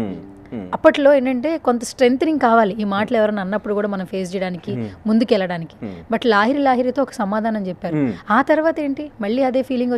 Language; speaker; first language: Telugu; native; Telugu